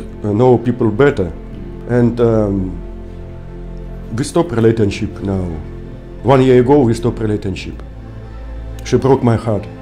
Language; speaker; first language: English; non-native, learner; Russian